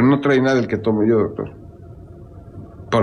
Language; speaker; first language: Spanish; native; Spanish